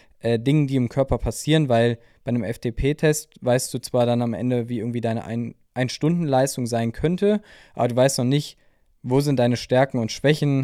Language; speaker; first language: German; native; German